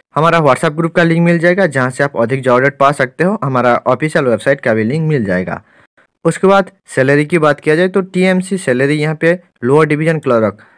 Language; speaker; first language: Hindi; non-native, local second language; Bangla